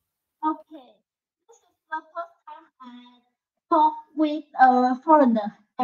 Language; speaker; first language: English; non-native, learner; Vietnamese